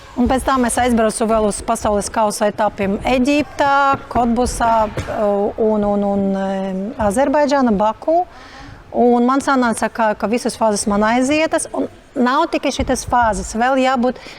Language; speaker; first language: Latvian; non-native, local second language; Russian